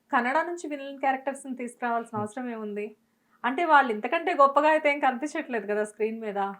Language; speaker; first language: Telugu; native; Telugu